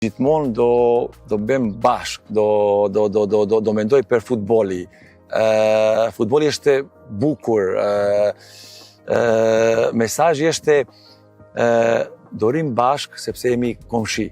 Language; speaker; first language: Albanian; non-native, learner; Serbian